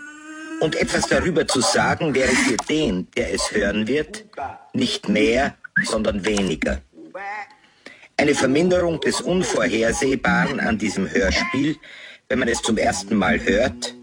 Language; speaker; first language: German; native; German